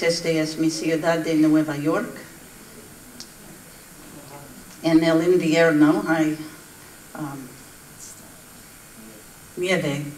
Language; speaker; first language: Spanish; non-native, learner; English